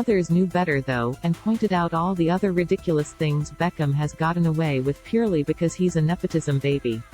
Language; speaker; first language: English; native; English